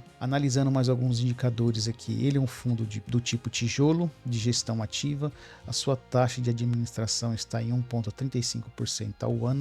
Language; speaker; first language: Portuguese; native; Portuguese